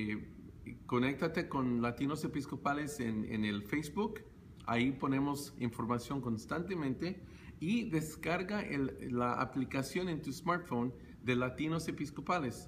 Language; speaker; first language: Spanish; early bilingual, heritage; Spanish